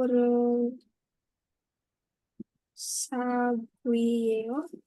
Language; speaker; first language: Korean; non-native, learner; Indonesian